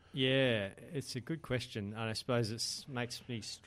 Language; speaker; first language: English; native; English